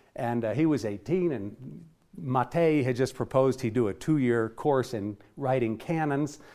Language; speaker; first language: English; native; English